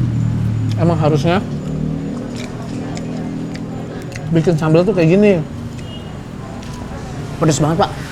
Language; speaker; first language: Indonesian; native; Indonesian